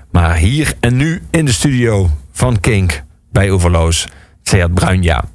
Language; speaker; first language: Dutch; native; Dutch